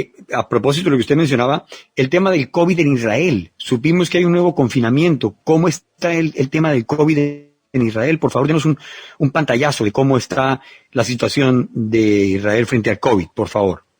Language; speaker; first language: Spanish; native; Spanish